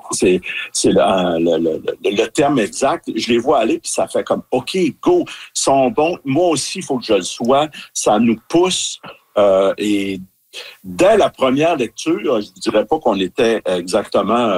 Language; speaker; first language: French; native; French